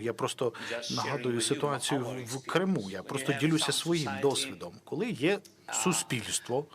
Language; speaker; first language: Ukrainian; non-native, local second language; Russian